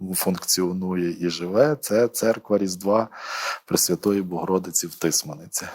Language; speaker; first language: Ukrainian; native; Ukrainian